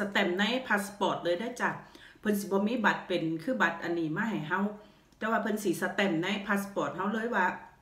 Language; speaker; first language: Thai; native; Thai